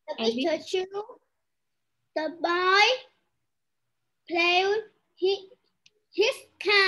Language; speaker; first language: English; non-native, learner; Vietnamese